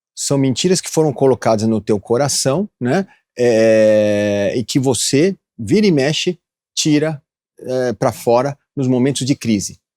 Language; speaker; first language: Portuguese; early bilingual, other home language; Japanese